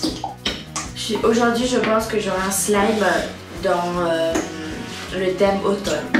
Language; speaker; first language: French; early bilingual, other home language; Russian